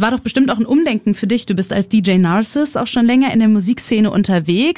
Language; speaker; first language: German; native; German